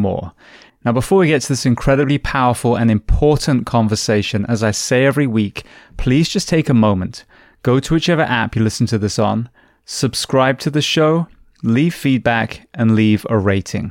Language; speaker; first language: English; native; English